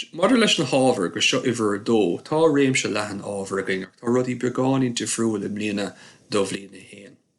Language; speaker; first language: Irish; native; Irish